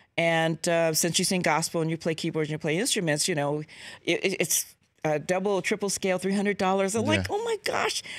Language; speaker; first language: English; native; English